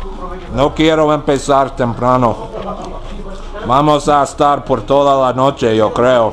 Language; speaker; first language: Spanish; non-native, learner; English